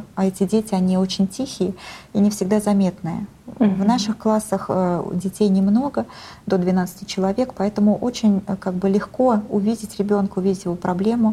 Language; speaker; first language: Russian; native; Russian